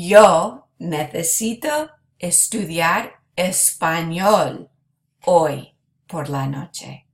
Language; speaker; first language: Spanish; non-native, fluent; English